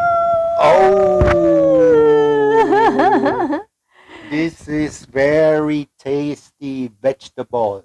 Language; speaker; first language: English; non-native, fluent; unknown